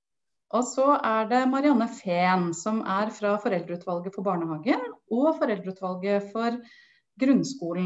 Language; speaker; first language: Norwegian; native; Norwegian